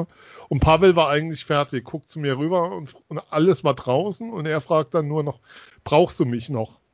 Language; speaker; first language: German; native; German